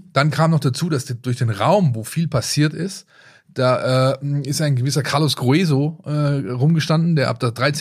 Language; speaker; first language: German; native; German